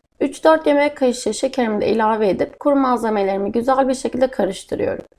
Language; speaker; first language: Turkish; native; Turkish